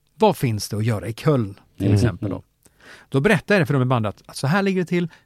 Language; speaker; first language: Swedish; native; Swedish